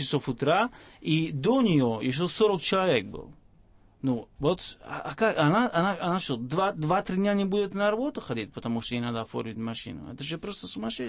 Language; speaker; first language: Russian; non-native, fluent; Italian